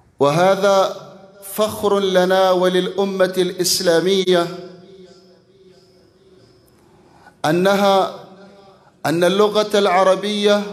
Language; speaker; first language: Arabic; non-native, fluent; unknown